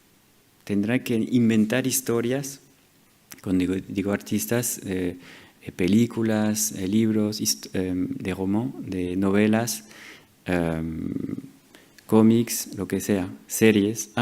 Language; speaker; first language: Spanish; non-native, fluent; French